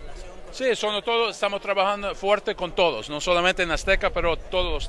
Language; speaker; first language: Spanish; non-native, fluent; English